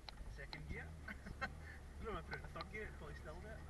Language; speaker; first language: English; native; English